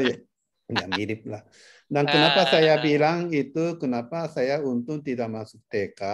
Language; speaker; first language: Indonesian; non-native, fluent; Japanese